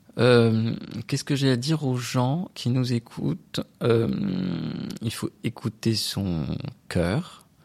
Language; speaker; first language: French; non-native, local second language; Arabic